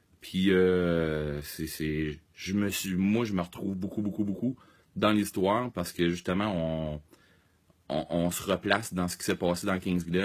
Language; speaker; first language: French; native; French